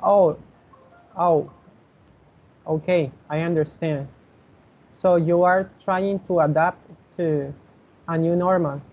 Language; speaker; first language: English; non-native, fluent; Spanish